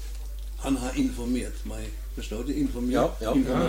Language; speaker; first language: Danish; non-native, learner; German